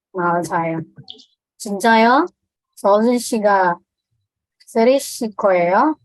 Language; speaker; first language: Korean; non-native, fluent; Indonesian